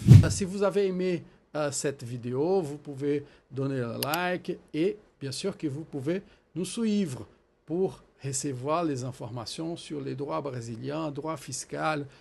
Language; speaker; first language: French; non-native, fluent; Portuguese